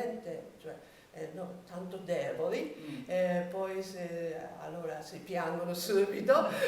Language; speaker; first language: Italian; non-native, learner; Japanese